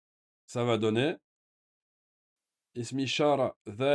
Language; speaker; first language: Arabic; non-native, fluent; French